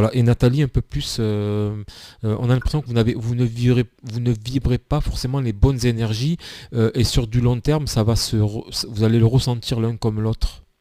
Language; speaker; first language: French; native; French